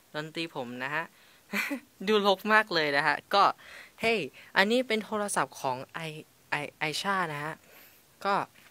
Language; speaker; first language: Thai; native; Thai